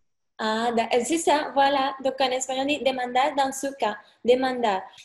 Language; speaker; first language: French; non-native, fluent; Spanish